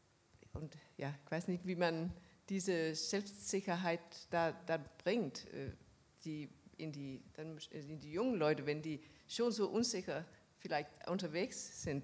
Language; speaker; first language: German; non-native, fluent; Danish